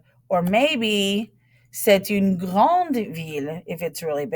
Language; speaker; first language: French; non-native, fluent; English